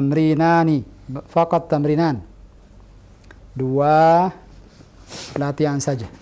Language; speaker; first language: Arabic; non-native, fluent; Indonesian